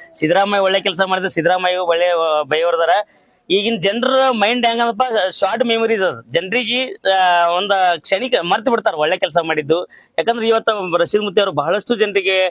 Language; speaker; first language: Kannada; native; Kannada